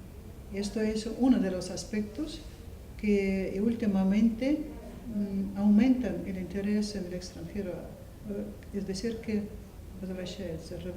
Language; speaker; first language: Spanish; non-native, fluent; Russian